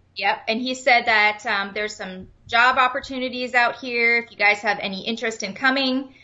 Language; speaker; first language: English; native; English